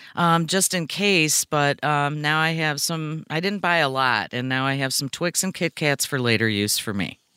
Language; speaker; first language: English; native; English